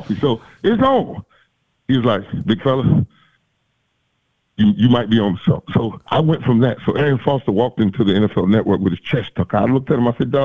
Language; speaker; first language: English; native; English